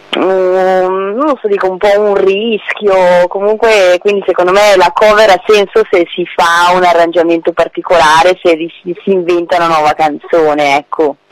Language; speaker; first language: Italian; non-native, fluent; English